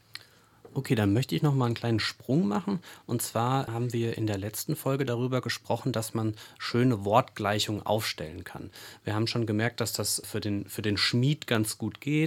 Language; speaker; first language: German; native; German